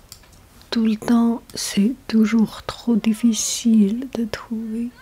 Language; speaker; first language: French; non-native, learner; Chinese